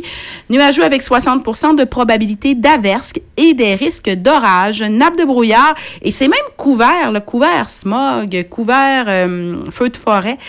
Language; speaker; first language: French; native; French